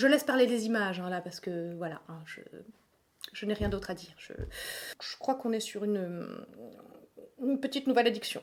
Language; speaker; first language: French; native; French